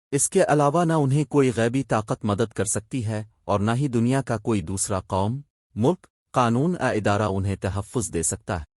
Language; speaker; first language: Urdu; non-native, local second language; Baluchi